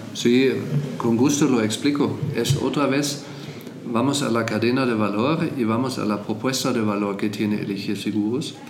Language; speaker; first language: Spanish; non-native, fluent; German